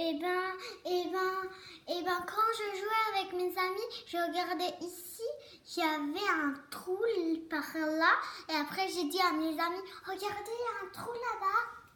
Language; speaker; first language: French; early bilingual, other home language; Turkish